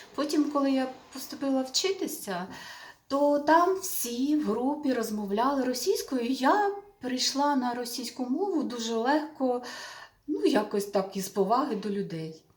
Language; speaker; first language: Ukrainian; native; Ukrainian